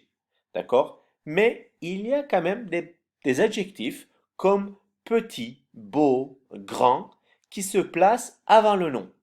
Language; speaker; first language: French; non-native, fluent; Turkish